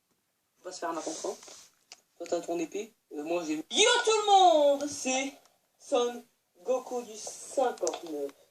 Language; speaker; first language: French; native; French